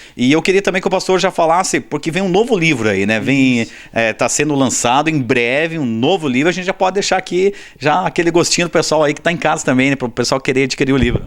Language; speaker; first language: Portuguese; native; Portuguese